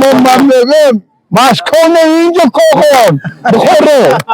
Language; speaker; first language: Persian; early bilingual, heritage; Tajik